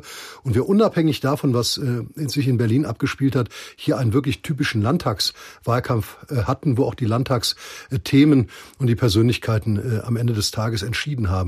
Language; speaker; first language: German; native; German